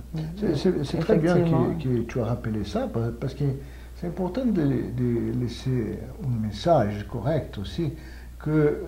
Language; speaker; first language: French; non-native, fluent; Portuguese